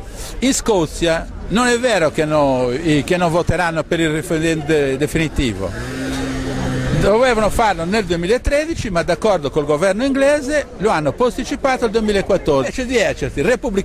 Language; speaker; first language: Italian; non-native, local second language; Sardinian